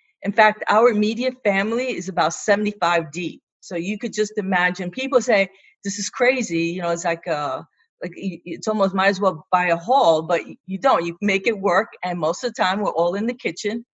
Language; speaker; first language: English; native; English